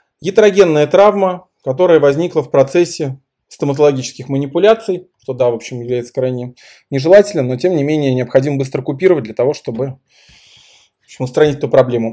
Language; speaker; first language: Russian; native; Russian